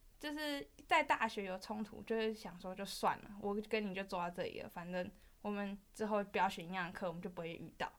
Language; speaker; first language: Chinese; native; Chinese